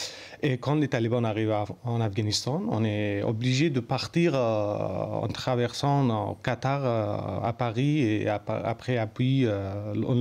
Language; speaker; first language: French; non-native, learner; Persian